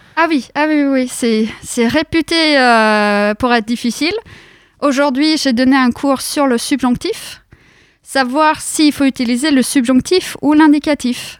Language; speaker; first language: French; non-native, fluent; Norwegian